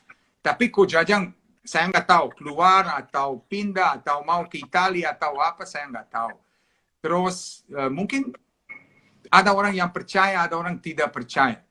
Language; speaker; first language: Indonesian; non-native, fluent; Serbian